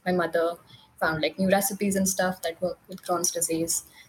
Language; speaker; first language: English; non-native, local second language; Hindi